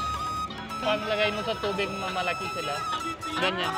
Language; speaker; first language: Filipino; non-native, learner; Punjabi